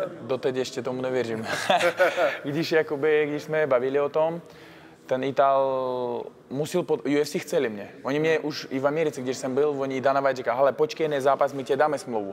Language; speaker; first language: Czech; non-native, fluent; Uzbek